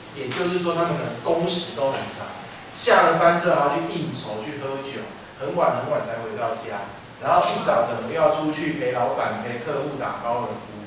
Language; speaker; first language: Chinese; native; Chinese